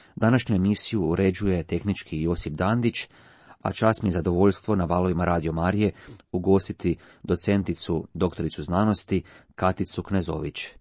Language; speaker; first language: Croatian; native; Croatian